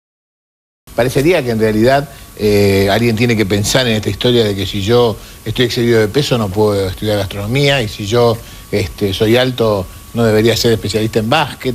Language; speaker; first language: Spanish; native; Spanish